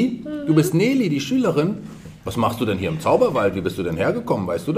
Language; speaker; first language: German; native; German